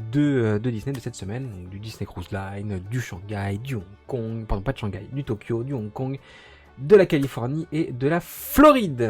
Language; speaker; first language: French; native; French